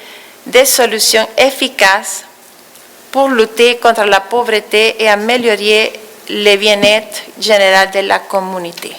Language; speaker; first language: French; non-native, fluent; Spanish